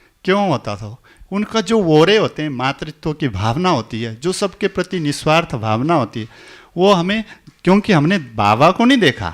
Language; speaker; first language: Hindi; native; Hindi